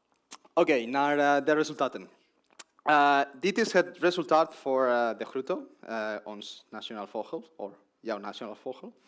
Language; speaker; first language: Dutch; non-native, learner; Spanish